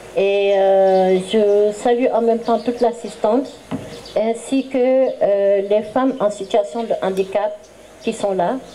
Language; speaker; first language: French; non-native, local second language; Wolof